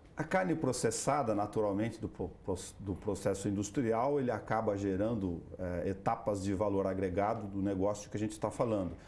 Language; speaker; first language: Portuguese; native; Portuguese